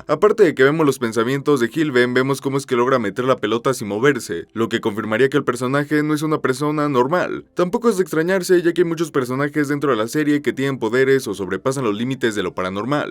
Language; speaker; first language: Spanish; native; Spanish